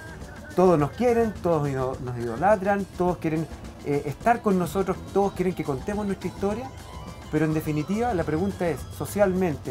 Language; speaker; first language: Spanish; native; Spanish